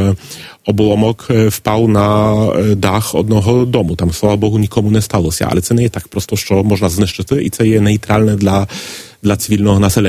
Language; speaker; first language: Polish; non-native, learner; Ukrainian